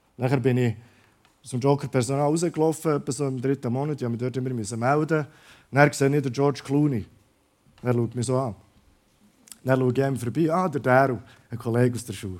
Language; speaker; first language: German; early bilingual, other home language; Croatian